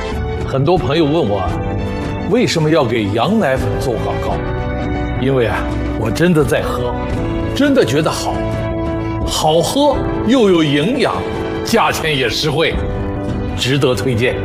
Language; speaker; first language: Chinese; native; Chinese